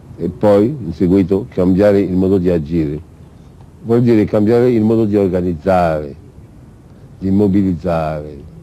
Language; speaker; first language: Italian; non-native, fluent; Arabic